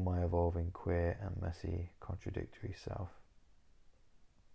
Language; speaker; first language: English; native; English